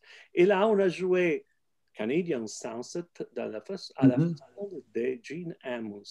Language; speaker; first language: French; non-native, fluent; Italian